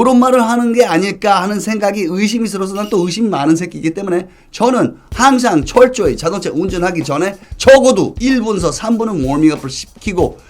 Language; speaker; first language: Korean; early bilingual, other home language; English